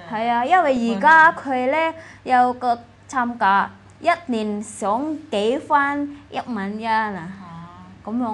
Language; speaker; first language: Cantonese; non-native, fluent; Indonesian